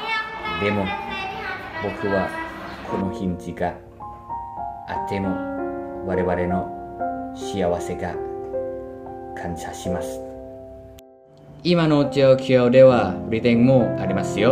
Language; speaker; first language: Japanese; non-native, learner; Thai